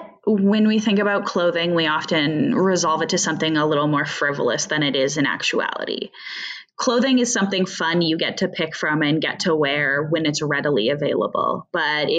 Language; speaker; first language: English; native; English